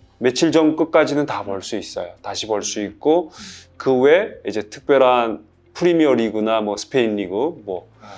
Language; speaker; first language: Korean; native; Korean